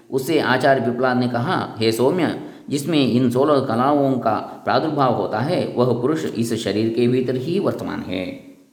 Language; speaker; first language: Hindi; non-native, local second language; Kannada